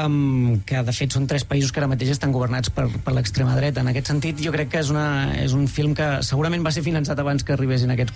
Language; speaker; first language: Catalan; native; Catalan